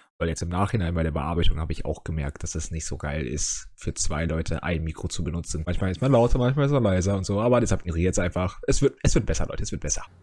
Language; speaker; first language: German; native; German